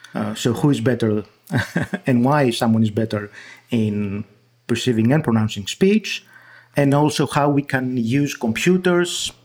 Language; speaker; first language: English; non-native, fluent; Greek